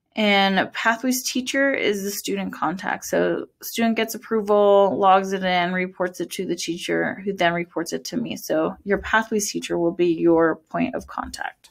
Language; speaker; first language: English; native; English